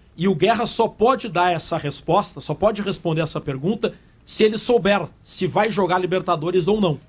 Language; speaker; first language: Portuguese; native; Portuguese